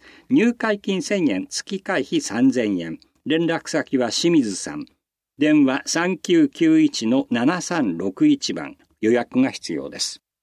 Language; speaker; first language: Japanese; native; Japanese